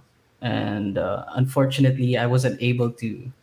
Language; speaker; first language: English; non-native, local second language; Cebuano